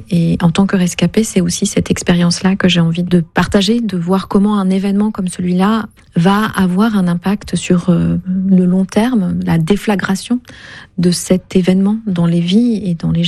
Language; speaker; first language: French; non-native, local second language; Kinyarwanda